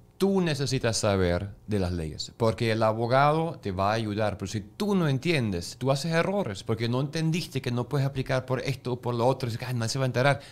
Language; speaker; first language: Spanish; native; Spanish